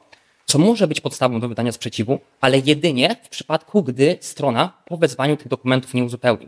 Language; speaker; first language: Polish; native; Polish